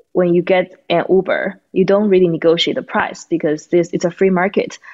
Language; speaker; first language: English; non-native, fluent; Chinese